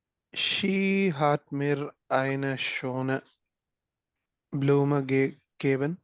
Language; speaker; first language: German; non-native, learner; Malayalam